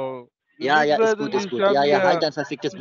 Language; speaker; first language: German; native; German